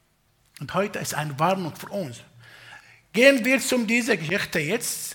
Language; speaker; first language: German; non-native, fluent; Arabic